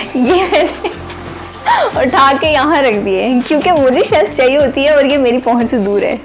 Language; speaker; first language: Urdu; native; Urdu